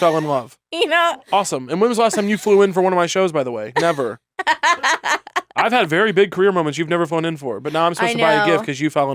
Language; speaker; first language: English; native; English